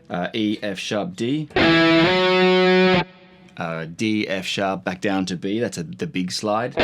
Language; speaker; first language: English; native; English